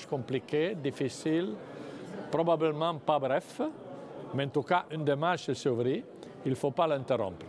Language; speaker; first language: French; non-native, fluent; Italian